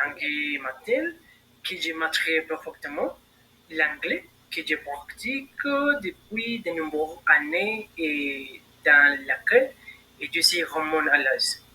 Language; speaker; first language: French; non-native, learner; Spanish